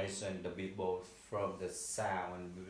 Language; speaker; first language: English; non-native, learner; Vietnamese